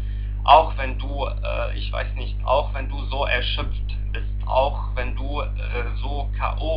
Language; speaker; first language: German; non-native, learner; Arabic